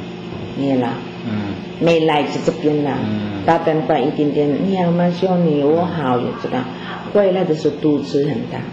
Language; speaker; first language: Chinese; non-native, learner; Filipino